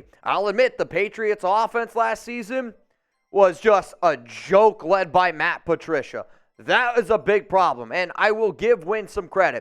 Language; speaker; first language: English; native; English